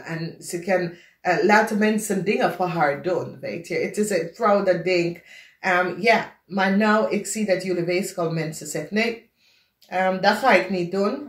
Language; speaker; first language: Dutch; non-native, fluent; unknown